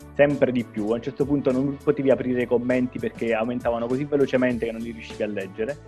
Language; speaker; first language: Italian; native; Italian